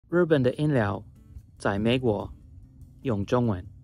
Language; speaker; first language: Chinese; non-native, fluent; English